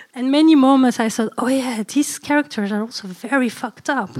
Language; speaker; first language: English; early bilingual, other home language; Turkish